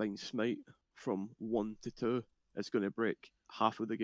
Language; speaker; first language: English; native; English